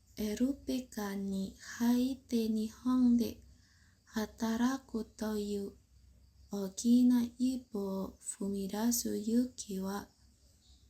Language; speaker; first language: Japanese; non-native, learner; Indonesian